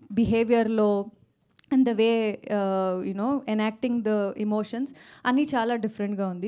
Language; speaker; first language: Telugu; non-native, local second language; Kannada